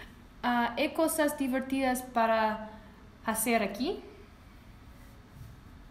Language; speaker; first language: Spanish; non-native, learner; English